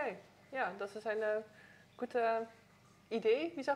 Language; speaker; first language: German; non-native, learner; Dutch